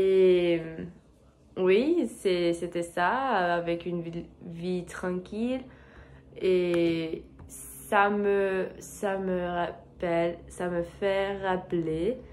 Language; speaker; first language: French; non-native, learner; Portuguese